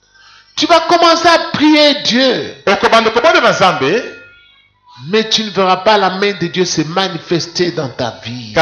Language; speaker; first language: French; non-native, local second language; Lingala